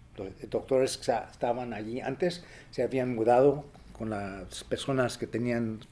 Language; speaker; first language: Spanish; early bilingual, other home language; English